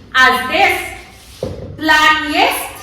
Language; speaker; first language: Russian; non-native, learner; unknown